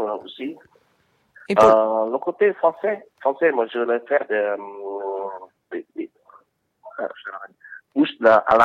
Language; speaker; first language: French; non-native, learner; Vietnamese